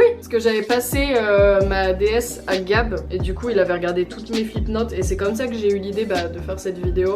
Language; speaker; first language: French; native; French